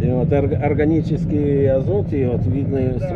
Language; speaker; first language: Russian; non-native, fluent; Lithuanian